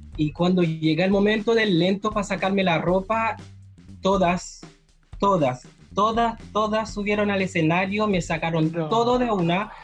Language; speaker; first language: Spanish; non-native, fluent; Haitian Creole